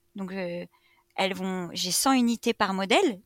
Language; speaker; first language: French; native; French